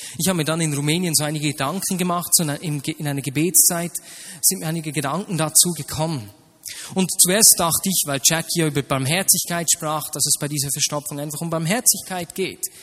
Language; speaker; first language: German; native; German